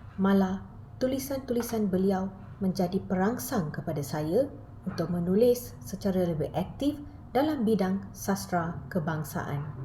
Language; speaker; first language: Malay; non-native, local second language; Tamil